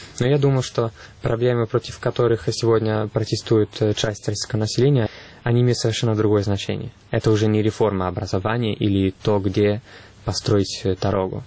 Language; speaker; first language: Russian; non-native, fluent; Italian